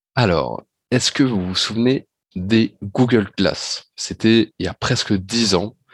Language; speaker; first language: French; native; French